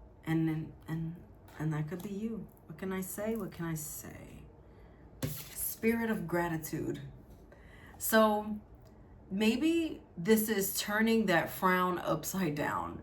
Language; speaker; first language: English; native; English